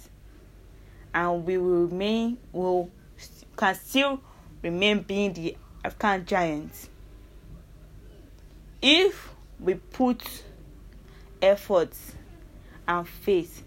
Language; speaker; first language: English; non-native, local second language; Yoruba